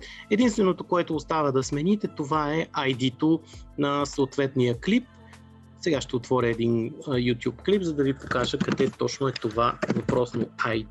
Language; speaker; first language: Bulgarian; native; Bulgarian